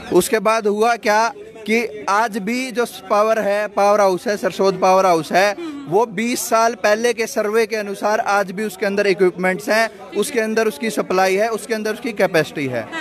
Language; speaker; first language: Hindi; native; Hindi